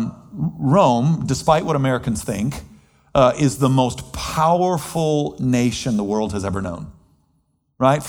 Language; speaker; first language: English; native; English